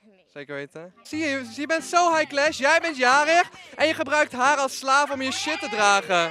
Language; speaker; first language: Dutch; native; Dutch